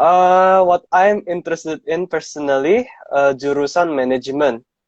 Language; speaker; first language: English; non-native, fluent; Indonesian